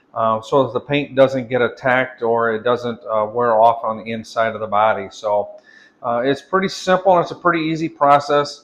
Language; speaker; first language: English; native; English